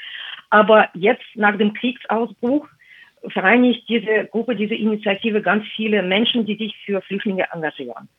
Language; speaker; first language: German; non-native, fluent; Russian